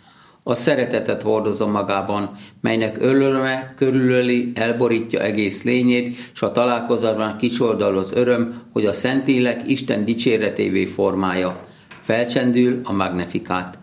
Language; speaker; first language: Hungarian; native; Hungarian